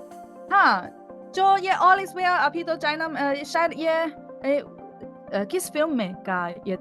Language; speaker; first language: Hindi; non-native, fluent; Chinese